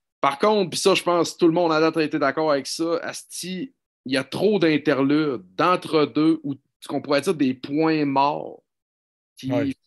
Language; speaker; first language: French; native; French